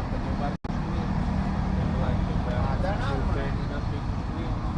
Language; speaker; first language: Portuguese; native; Portuguese